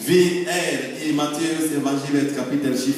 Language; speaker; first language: Swedish; non-native, fluent; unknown